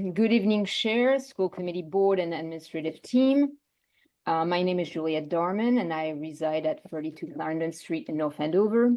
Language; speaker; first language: English; non-native, fluent; French